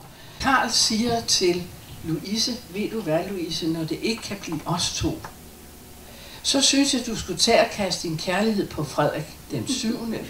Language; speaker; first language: Danish; native; Danish